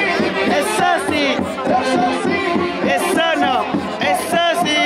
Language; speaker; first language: Spanish; native; Spanish